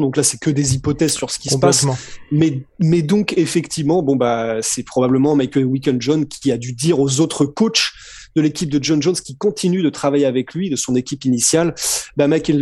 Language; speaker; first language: French; native; French